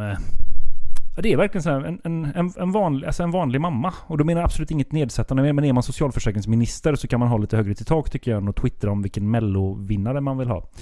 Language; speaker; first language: Swedish; native; Swedish